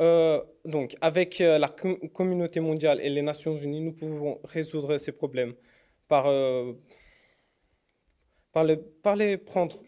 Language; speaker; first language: French; non-native, learner; Romanian